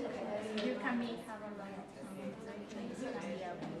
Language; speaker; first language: English; non-native, learner; Spanish